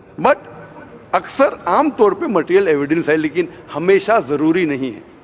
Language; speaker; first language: Hindi; non-native, local second language; Konkani